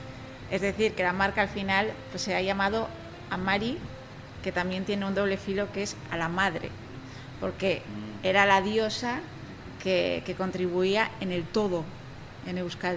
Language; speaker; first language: Spanish; native; Spanish